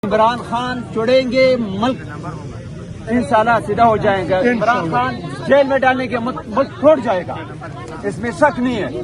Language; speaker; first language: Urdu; non-native, local second language; Pashto